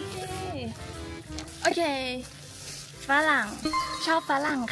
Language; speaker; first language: Thai; native; Thai